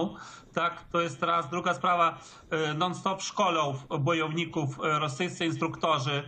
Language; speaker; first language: Polish; early bilingual, heritage; Polish